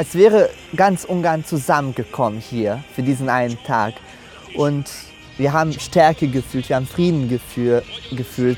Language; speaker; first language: German; non-native, fluent; Hungarian